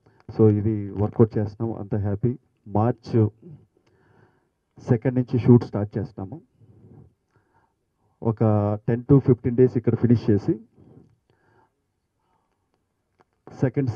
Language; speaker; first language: Telugu; native; Telugu